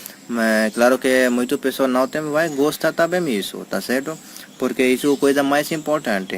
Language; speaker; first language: Portuguese; non-native, learner; Hindi